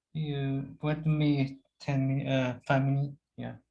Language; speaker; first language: English; non-native, learner; Vietnamese